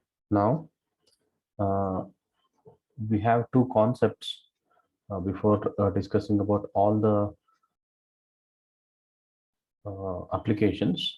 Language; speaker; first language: English; non-native, local second language; Kannada